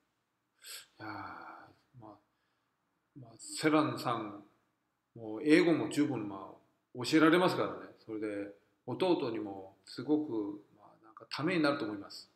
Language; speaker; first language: Japanese; non-native, fluent; Korean